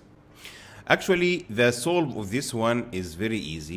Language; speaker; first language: English; non-native, fluent; Arabic